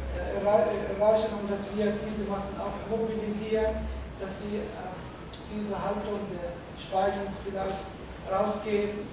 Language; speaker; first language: German; native; German